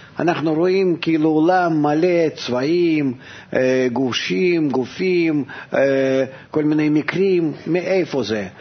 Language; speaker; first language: Hebrew; non-native, fluent; Russian